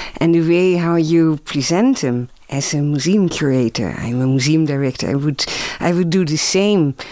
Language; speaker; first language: English; non-native, fluent; Dutch